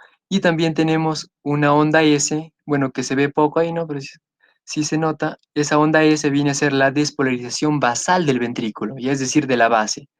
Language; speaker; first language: Spanish; native; Spanish